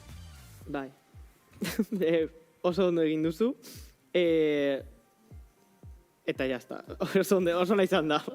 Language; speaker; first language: Basque; non-native, local second language; Spanish